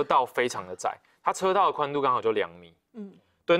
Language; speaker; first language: Chinese; native; Chinese